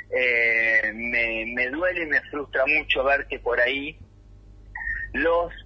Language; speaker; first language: Spanish; native; Spanish